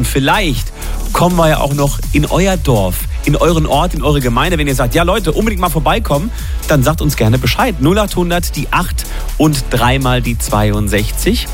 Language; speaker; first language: German; native; German